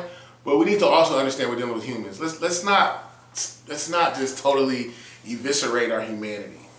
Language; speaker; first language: English; native; English